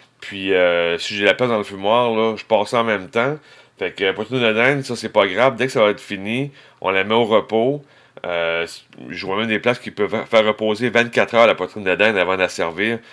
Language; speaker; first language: French; native; French